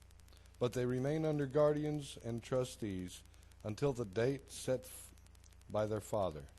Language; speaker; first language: English; native; English